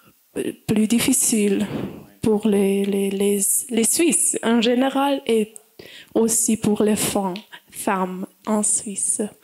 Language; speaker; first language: French; non-native, learner; German